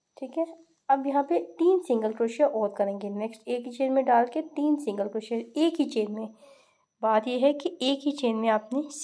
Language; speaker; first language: Urdu; native; Urdu